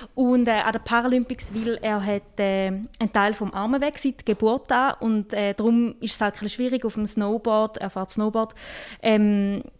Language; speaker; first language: German; native; German